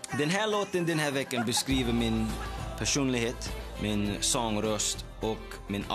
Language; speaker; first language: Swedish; non-native, learner; English